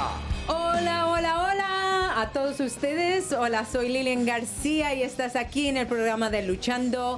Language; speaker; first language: Spanish; early bilingual, heritage; Spanish